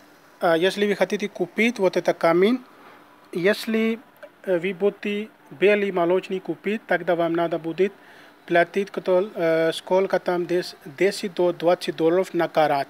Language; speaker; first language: Russian; non-native, learner; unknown